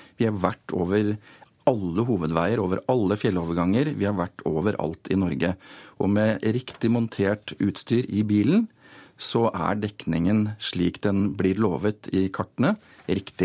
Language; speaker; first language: Norwegian; native; Norwegian